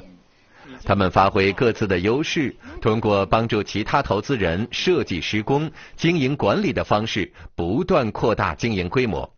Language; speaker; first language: Chinese; native; Chinese